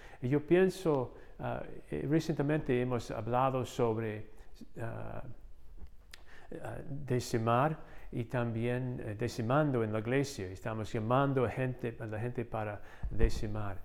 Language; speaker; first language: Spanish; non-native, fluent; English